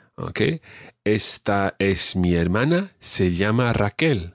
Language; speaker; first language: Spanish; non-native, fluent; English